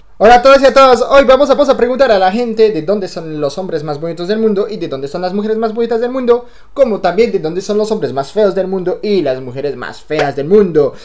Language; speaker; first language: Spanish; non-native, fluent; French